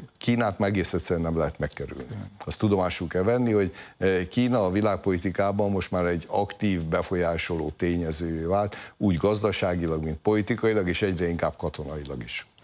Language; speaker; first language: Hungarian; native; Hungarian